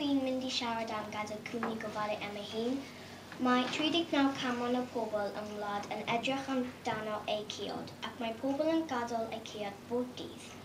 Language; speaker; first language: Welsh; non-native, local second language; English